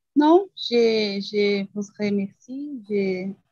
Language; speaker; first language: French; non-native, learner; Portuguese